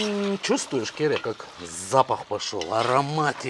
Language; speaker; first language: Russian; native; Russian